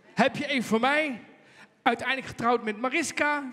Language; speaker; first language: Dutch; native; Dutch